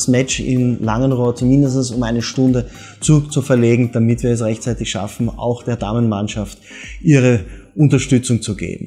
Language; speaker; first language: German; native; German